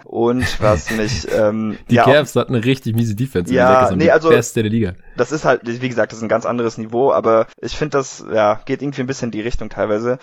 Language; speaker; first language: German; native; German